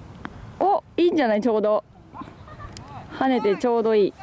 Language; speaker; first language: Japanese; native; Japanese